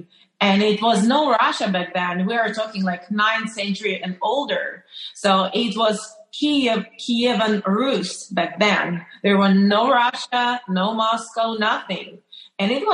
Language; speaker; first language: English; non-native, fluent; Ukrainian